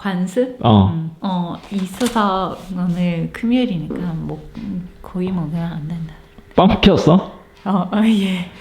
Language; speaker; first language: Korean; non-native, fluent; Italian